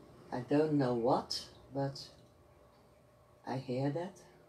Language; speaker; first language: English; non-native, fluent; Dutch